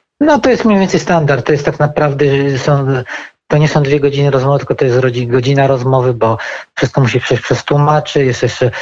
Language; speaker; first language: Polish; native; Polish